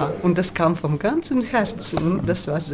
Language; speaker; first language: German; non-native, fluent; Latvian